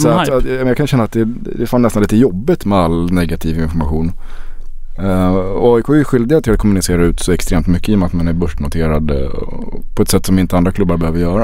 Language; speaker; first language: Swedish; native; Swedish